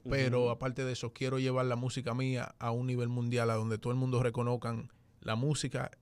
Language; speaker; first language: Spanish; early bilingual, heritage; Spanish